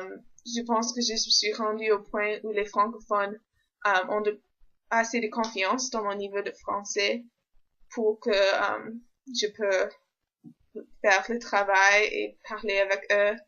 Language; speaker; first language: French; non-native, local second language; English